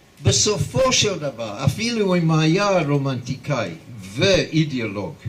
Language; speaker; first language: Hebrew; non-native, fluent; English